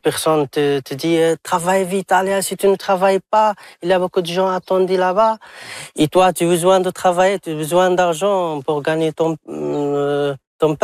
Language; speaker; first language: French; non-native, local second language; Arabic